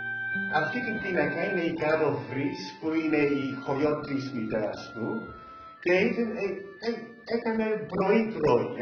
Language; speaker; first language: Greek; early bilingual, heritage; English